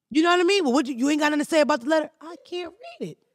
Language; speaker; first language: English; native; English